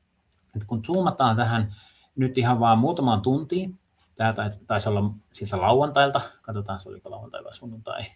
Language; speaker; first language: Finnish; native; Finnish